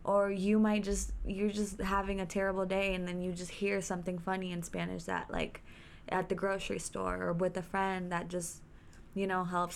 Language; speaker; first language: English; early bilingual, other home language; Spanish